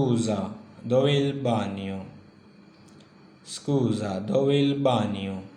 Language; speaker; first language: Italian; non-native, learner; Urdu